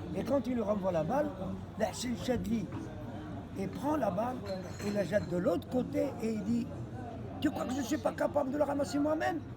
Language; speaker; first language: French; non-native, local second language; Arabic